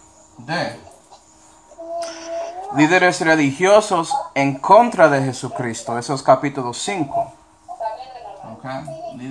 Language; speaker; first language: Spanish; non-native, fluent; English